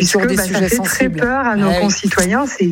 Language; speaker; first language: French; native; French